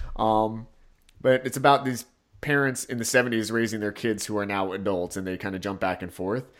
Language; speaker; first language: English; native; English